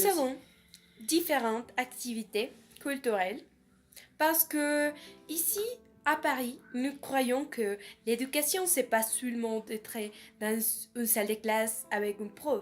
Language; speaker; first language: French; non-native, learner; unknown